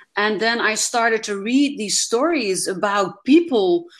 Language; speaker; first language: English; non-native, fluent; Dutch